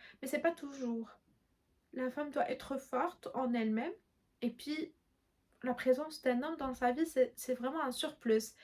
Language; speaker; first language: French; non-native, local second language; Arabic